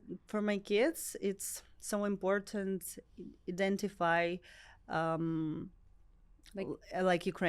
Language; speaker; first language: English; non-native, learner; Ukrainian